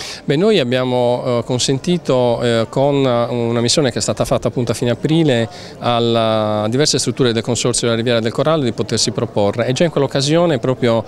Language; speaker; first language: Italian; native; Italian